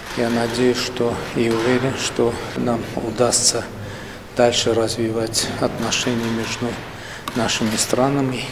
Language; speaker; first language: Russian; non-native, local second language; Armenian